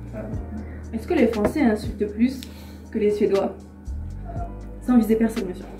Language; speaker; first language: French; native; French